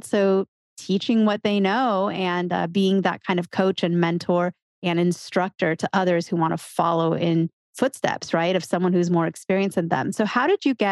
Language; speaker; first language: English; native; English